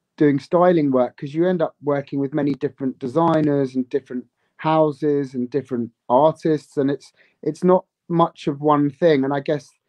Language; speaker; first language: English; native; English